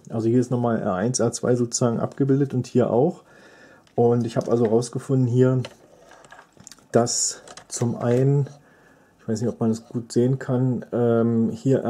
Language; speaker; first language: German; native; German